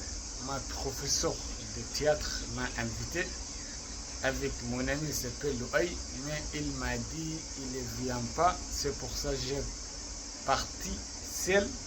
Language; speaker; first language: French; non-native, learner; Arabic